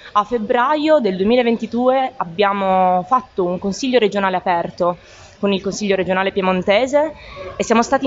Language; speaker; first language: Italian; native; Italian